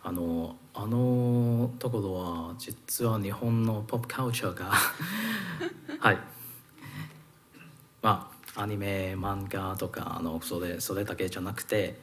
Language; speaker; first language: Japanese; non-native, learner; Cantonese